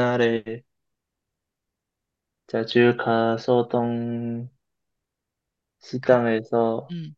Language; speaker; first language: Korean; non-native, learner; Chinese